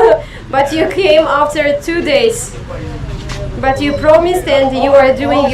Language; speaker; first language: English; non-native, fluent; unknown